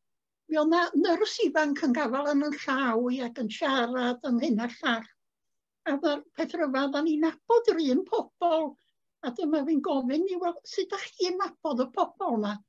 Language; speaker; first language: Welsh; native; Welsh